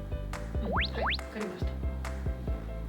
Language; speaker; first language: Japanese; non-native, learner; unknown